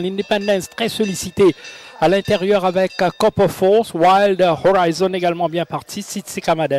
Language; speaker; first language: French; non-native, local second language; Morisyen